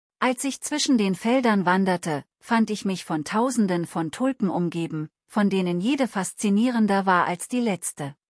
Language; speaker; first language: German; non-native, learner; Telugu